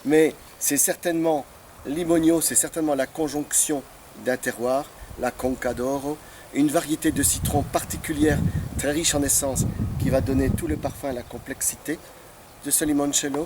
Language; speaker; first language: French; native; French